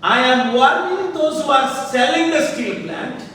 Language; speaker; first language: English; non-native, local second language; Telugu